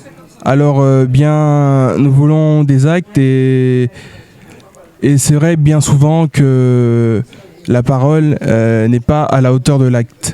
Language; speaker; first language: French; native; French